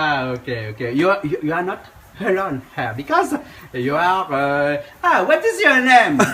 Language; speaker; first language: English; non-native, learner; French